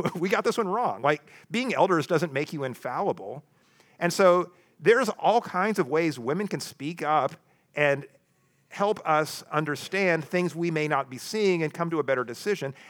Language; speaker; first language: English; native; English